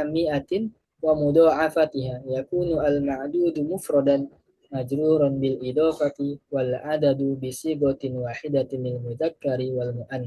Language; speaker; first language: Arabic; non-native, fluent; Indonesian